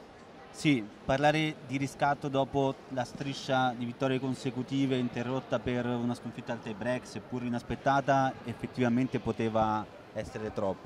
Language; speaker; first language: Italian; native; Italian